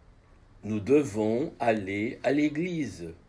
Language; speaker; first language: French; non-native, fluent; Portuguese